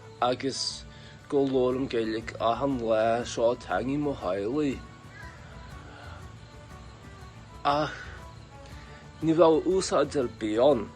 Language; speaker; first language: Irish; non-native, learner; English